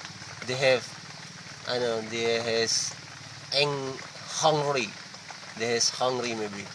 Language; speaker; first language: English; non-native, learner; Indonesian